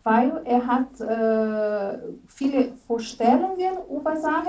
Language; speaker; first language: German; non-native, fluent; Portuguese